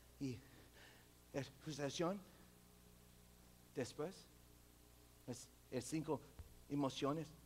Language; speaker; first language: Spanish; non-native, local second language; English